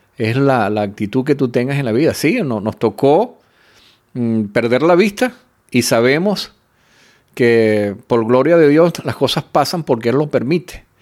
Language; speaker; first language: Spanish; native; Spanish